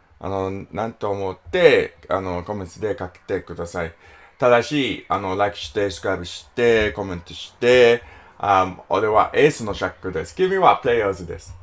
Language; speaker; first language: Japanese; non-native, learner; English